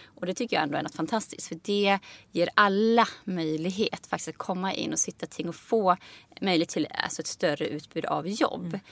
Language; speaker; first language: Swedish; native; Swedish